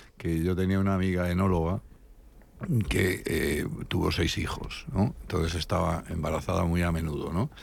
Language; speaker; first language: Spanish; native; Spanish